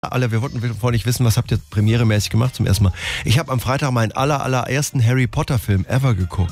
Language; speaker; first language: German; native; German